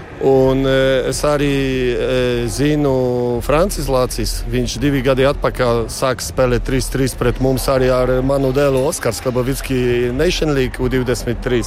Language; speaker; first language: Latvian; non-native, learner; Polish